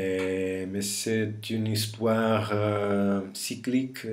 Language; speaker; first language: French; non-native, fluent; Portuguese